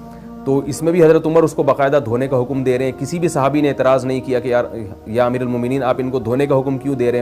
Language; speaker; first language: Urdu; native; Urdu